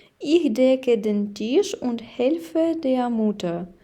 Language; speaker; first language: German; non-native, fluent; Ukrainian